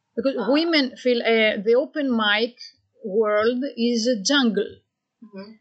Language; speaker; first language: English; non-native, fluent; Greek